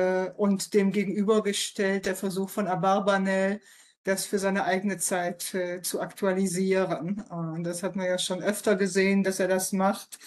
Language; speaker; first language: German; native; German